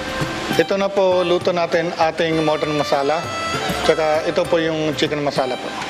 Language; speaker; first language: Filipino; non-native, learner; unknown